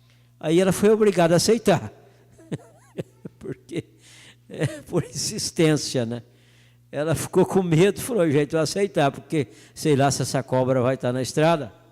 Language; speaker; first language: Portuguese; native; Portuguese